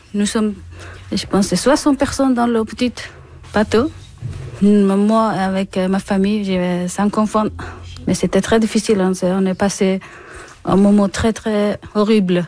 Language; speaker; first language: French; non-native, learner; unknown